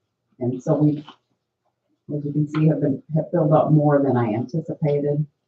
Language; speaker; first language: English; native; English